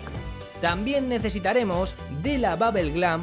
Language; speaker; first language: Spanish; native; Spanish